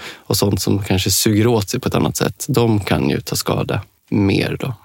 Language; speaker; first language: Swedish; native; Swedish